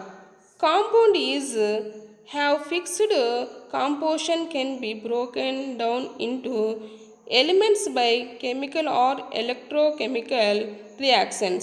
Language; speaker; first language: English; non-native, local second language; Telugu